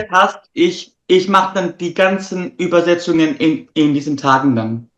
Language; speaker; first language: German; non-native, fluent; Italian